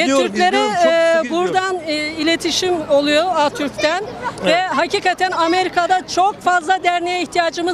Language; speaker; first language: Turkish; native; Turkish